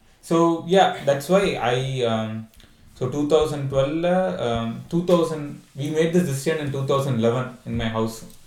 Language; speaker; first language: English; non-native, local second language; Tamil